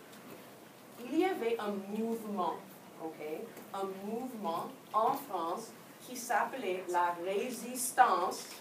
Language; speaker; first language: French; non-native, fluent; English